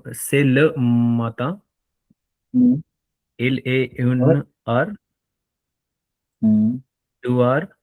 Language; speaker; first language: French; non-native, learner; Hindi